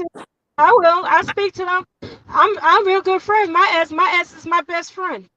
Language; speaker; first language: English; native; English